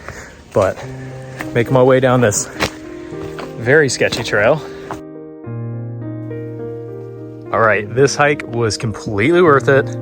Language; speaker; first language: English; native; English